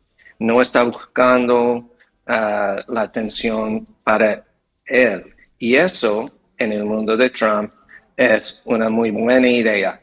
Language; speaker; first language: Spanish; non-native, fluent; English